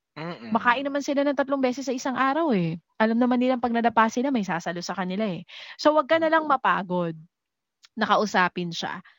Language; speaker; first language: Filipino; native; Filipino